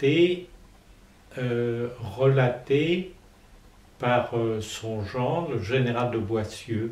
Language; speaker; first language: French; native; French